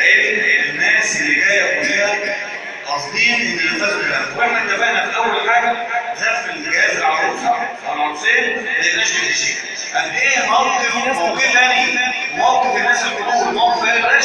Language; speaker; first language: Arabic; native; Arabic